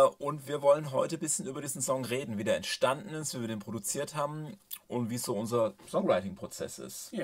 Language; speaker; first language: German; native; German